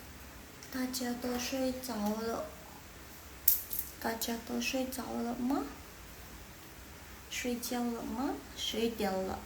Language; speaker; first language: Chinese; non-native, fluent; Indonesian